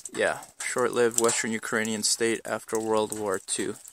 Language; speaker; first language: English; native; English